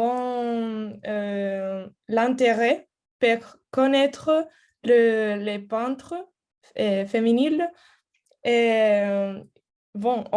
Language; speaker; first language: French; non-native, learner; Spanish